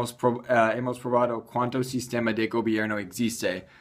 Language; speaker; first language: Spanish; non-native, learner; English